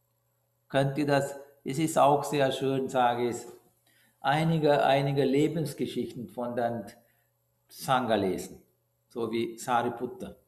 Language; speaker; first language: German; non-native, learner; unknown